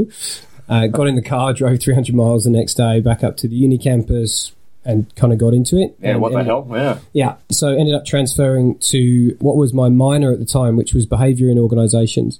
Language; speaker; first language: English; native; English